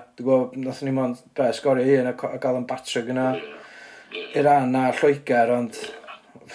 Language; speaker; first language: Welsh; native; Welsh